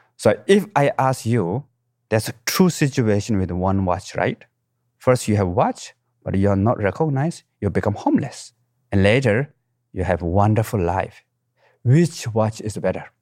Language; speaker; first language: English; non-native, local second language; Tibetan